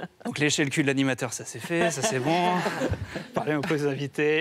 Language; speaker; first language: French; native; French